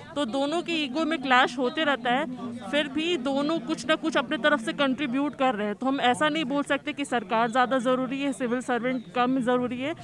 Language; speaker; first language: Hindi; native; Hindi